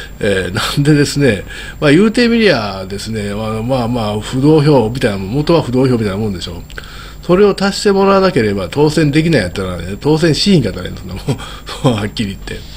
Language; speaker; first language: Japanese; native; Japanese